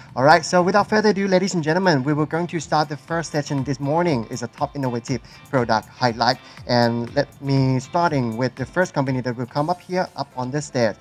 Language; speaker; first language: English; non-native, fluent; Thai